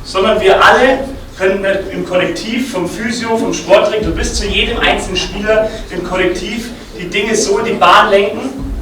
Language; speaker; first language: German; native; German